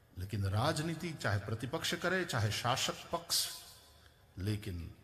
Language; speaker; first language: Hindi; non-native, local second language; Gujarati